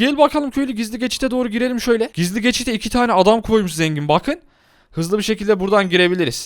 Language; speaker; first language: Turkish; native; Turkish